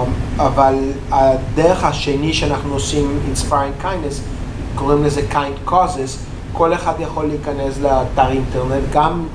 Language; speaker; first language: Hebrew; non-native, learner; English